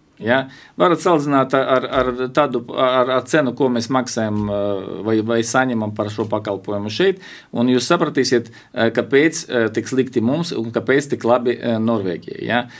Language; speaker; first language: Latvian; non-native, local second language; Russian